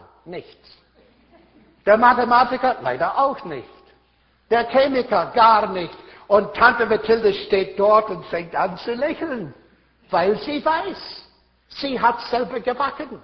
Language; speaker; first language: German; non-native, fluent; English